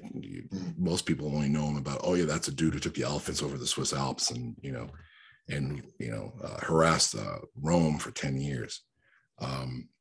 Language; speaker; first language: English; early bilingual, other home language; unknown